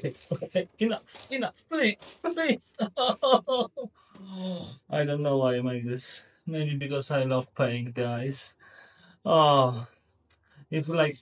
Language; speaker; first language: English; non-native, learner; Polish